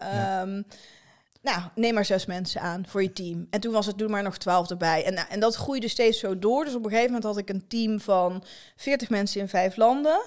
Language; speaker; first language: Dutch; native; Dutch